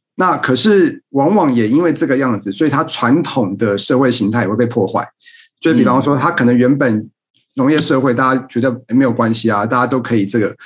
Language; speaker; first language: Chinese; native; Chinese